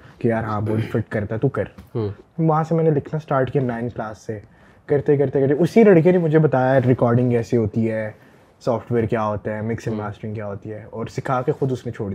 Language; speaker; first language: Urdu; early bilingual, heritage; Urdu